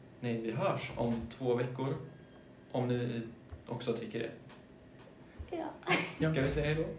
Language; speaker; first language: Swedish; early bilingual, other home language; German